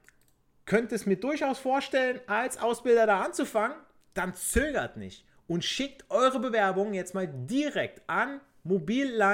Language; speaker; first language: German; native; German